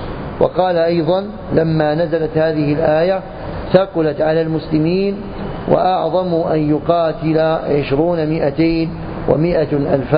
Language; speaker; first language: Arabic; native; Arabic